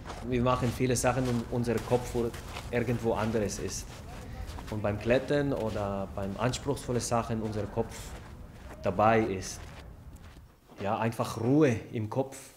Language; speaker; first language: German; non-native, learner; Hebrew